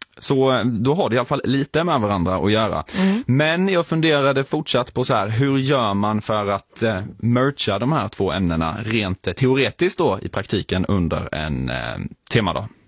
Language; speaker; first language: Swedish; native; Swedish